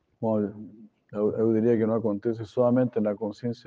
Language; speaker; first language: Portuguese; non-native, fluent; Spanish